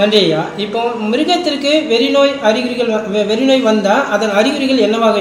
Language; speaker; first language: Tamil; native; Tamil